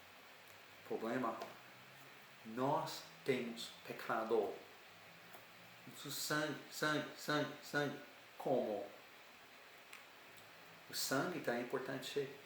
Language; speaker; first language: Portuguese; non-native, learner; English